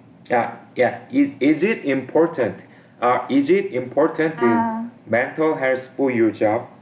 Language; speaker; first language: English; non-native, learner; Korean